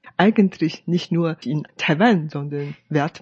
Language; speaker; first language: German; non-native, fluent; Chinese